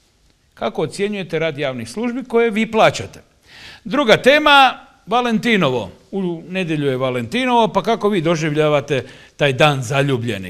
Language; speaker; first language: Serbian; native; Serbian